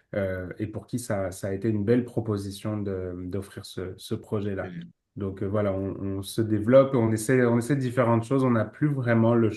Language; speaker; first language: French; native; French